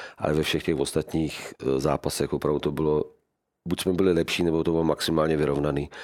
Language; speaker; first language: Czech; native; Czech